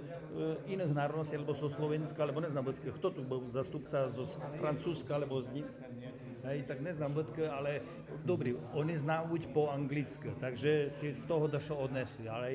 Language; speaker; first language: Slovak; non-native, local second language; Rusyn